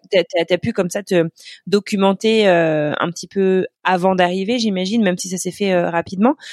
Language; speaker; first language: French; native; French